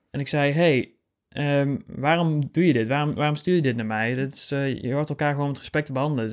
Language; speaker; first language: Dutch; native; Dutch